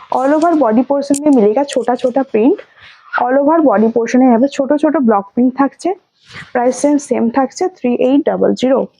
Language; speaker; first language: Hindi; non-native, local second language; Bangla